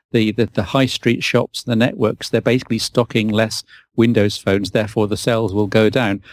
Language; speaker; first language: English; native; English